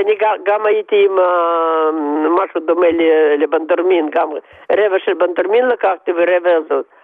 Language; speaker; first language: Hebrew; non-native, fluent; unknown